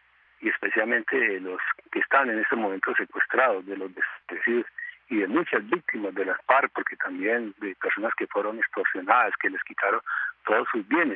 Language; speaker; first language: Spanish; native; Spanish